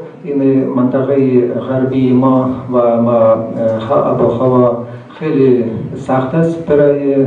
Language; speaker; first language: Persian; non-native, learner; Kazakh